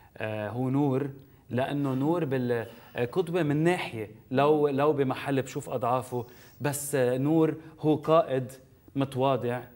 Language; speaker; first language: Arabic; native; Arabic